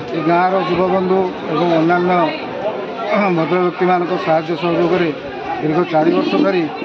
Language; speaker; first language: Odia; native; Odia